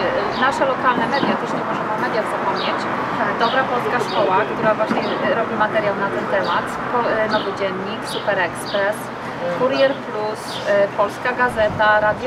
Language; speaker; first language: Polish; native; Polish